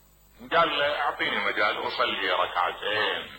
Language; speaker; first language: Arabic; native; Arabic